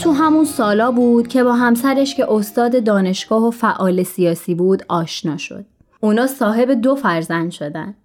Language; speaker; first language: Persian; native; Persian